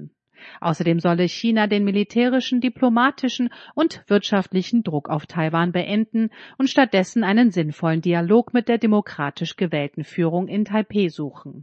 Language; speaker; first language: German; native; German